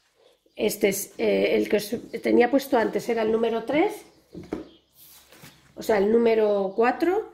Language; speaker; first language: Spanish; native; Spanish